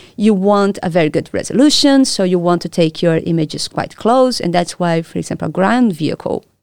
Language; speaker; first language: English; non-native, fluent; Portuguese